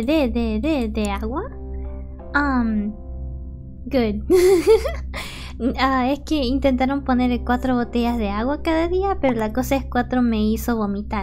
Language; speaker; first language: Spanish; early bilingual, heritage; Spanish